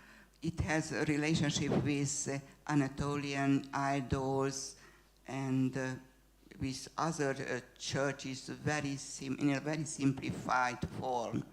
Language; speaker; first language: English; non-native, fluent; Hungarian